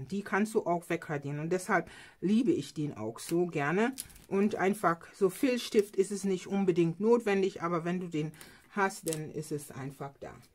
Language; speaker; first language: German; non-native, fluent; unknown